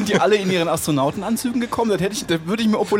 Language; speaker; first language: German; native; German